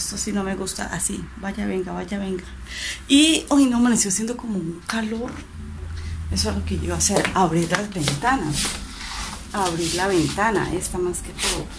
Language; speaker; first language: Spanish; native; Spanish